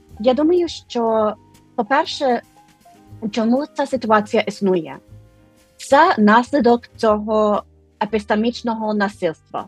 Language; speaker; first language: Ukrainian; non-native, fluent; English